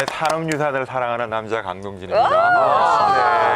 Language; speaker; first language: Korean; native; Korean